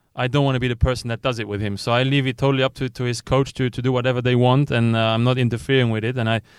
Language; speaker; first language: English; non-native, fluent; Luxembourgish